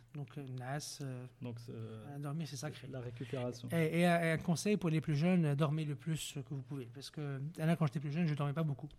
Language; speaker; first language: French; non-native, local second language; Arabic